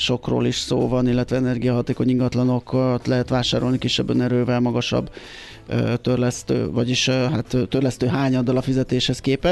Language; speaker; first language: Hungarian; native; Hungarian